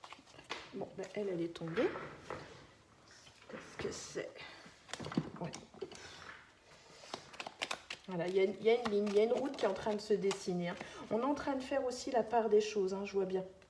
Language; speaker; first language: French; native; French